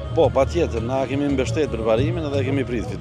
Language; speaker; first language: Albanian; native; Albanian